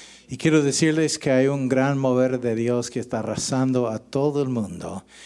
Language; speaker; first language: Spanish; non-native, fluent; English